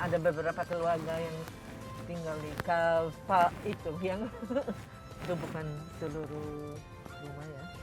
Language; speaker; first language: Indonesian; non-native, fluent; English